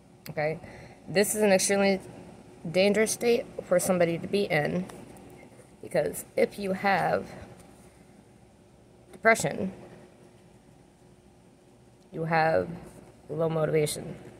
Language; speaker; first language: English; native; English